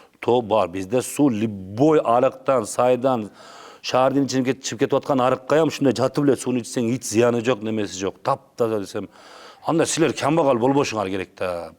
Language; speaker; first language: Kyrgyz; non-native, local second language; Uzbek